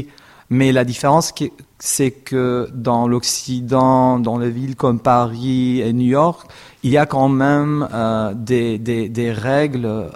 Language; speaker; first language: French; non-native, fluent; Armenian